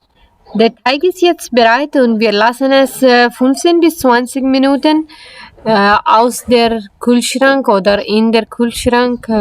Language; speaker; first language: German; non-native, learner; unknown